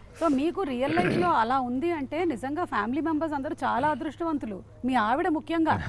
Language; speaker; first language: Telugu; native; Telugu